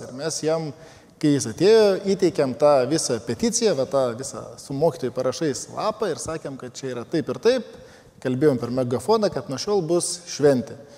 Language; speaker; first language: Lithuanian; native; Lithuanian